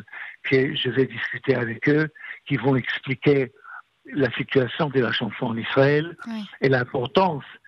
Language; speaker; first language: French; non-native, fluent; Hebrew